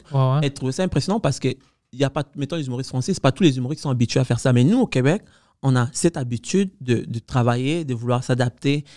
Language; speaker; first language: French; non-native, fluent; Spanish